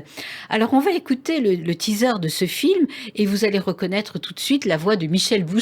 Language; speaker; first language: French; native; French